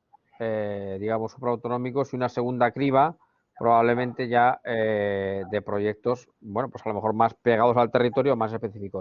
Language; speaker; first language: Spanish; native; Spanish